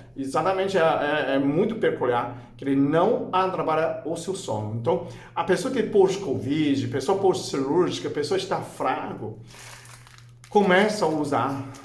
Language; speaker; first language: Portuguese; non-native, fluent; Chinese